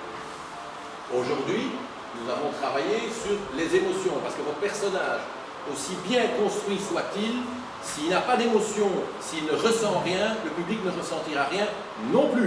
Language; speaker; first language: French; native; French